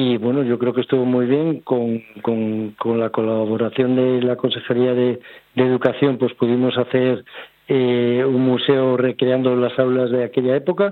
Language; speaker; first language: Spanish; native; Spanish